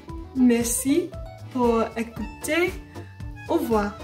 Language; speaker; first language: French; non-native, learner; English